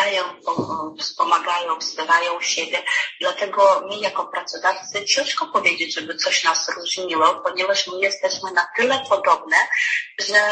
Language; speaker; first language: Polish; non-native, fluent; Ukrainian